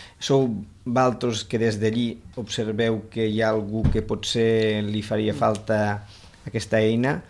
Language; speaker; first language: Catalan; native; Catalan